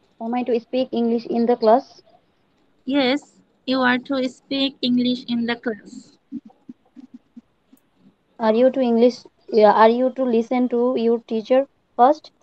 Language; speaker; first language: English; non-native, learner; Bangla